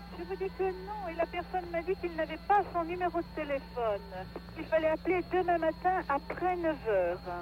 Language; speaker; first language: French; native; French